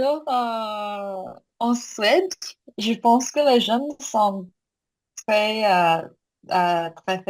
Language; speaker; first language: French; non-native, learner; Korean